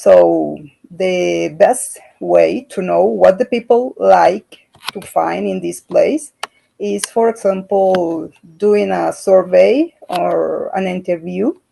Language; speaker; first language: English; non-native, learner; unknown